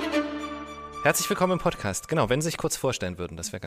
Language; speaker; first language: German; native; German